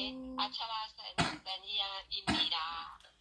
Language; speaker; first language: Korean; non-native, learner; Thai